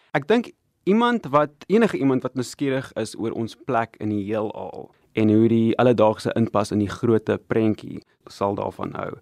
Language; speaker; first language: Afrikaans; non-native, local second language; English